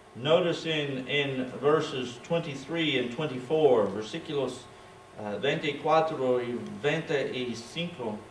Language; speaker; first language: English; native; English